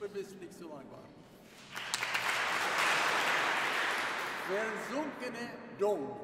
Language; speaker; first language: German; non-native, fluent; English